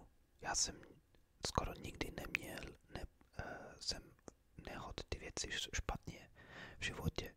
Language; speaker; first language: Czech; early bilingual, heritage; English